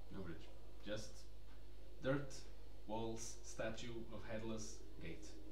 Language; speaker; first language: English; non-native, fluent; Portuguese